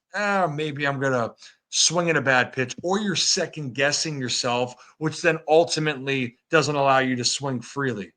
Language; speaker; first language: English; native; English